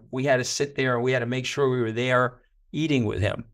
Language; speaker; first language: English; native; English